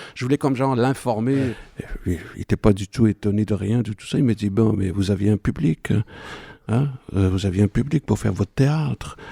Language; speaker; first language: French; non-native, local second language; Arabic